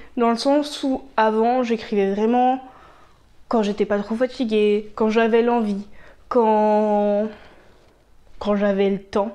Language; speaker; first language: French; native; French